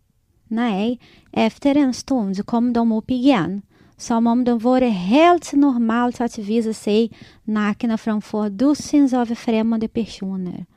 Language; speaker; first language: Swedish; non-native, fluent; Portuguese